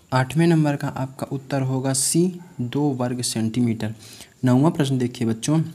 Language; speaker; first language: Hindi; native; Hindi